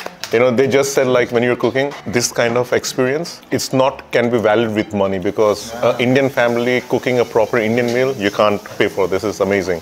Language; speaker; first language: English; non-native, local second language; Hindi